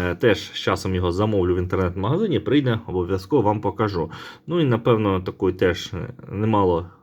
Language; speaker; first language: Ukrainian; non-native, local second language; Russian